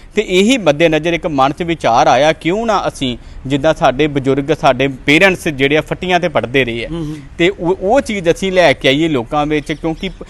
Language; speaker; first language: Punjabi; native; Punjabi